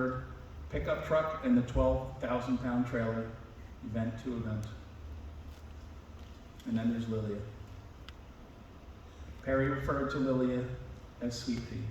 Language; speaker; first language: English; native; English